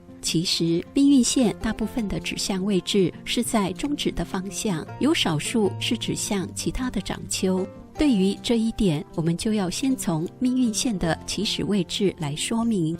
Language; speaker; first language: Chinese; native; Chinese